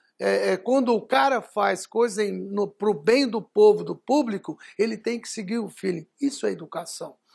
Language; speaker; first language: Portuguese; early bilingual, other home language; Arabic